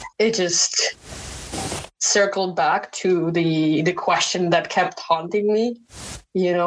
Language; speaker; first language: English; non-native, fluent; Indonesian